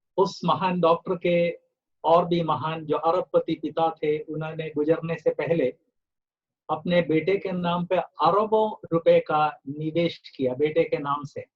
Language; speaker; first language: Hindi; native; Hindi